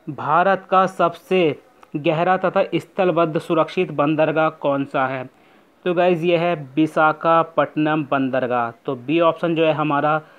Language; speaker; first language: Hindi; native; Hindi